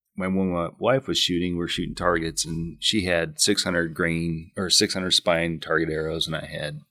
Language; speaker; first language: English; native; English